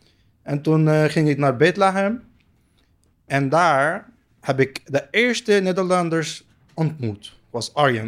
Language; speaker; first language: Dutch; non-native, learner; Arabic